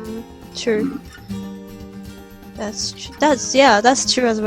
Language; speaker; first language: English; non-native, fluent; Japanese